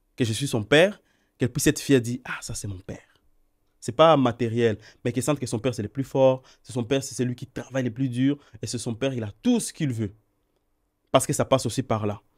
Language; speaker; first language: French; non-native, local second language; Swahili